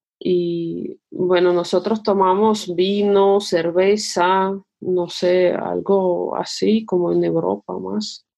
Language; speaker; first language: Spanish; non-native, fluent; Russian